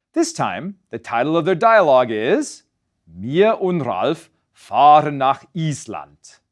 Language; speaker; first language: English; native; English